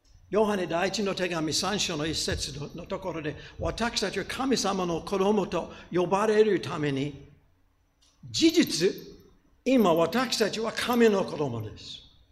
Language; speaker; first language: Japanese; non-native, fluent; English